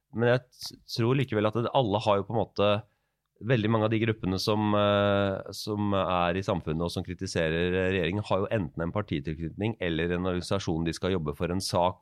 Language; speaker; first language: Norwegian; native; Norwegian